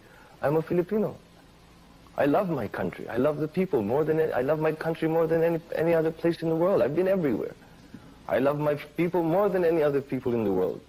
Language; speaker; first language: English; non-native, fluent; Filipino